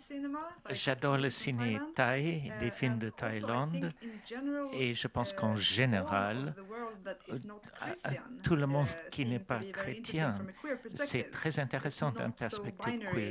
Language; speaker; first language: French; non-native, fluent; Swedish